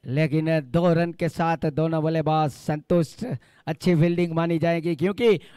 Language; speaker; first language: Hindi; non-native, local second language; Gujarati